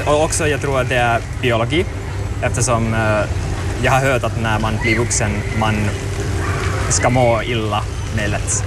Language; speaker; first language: Swedish; non-native, local second language; Finnish